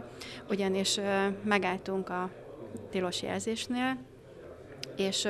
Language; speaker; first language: Hungarian; native; Hungarian